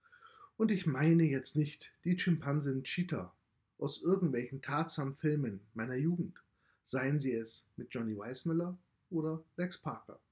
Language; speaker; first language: German; native; German